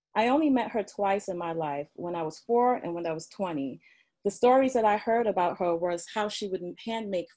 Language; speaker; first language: English; native; English